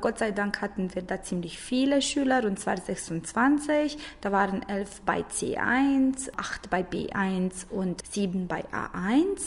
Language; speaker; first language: German; non-native, fluent; Romanian